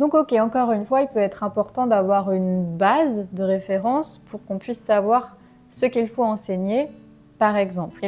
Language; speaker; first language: French; native; French